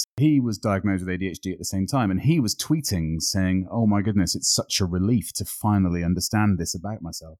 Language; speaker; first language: English; native; English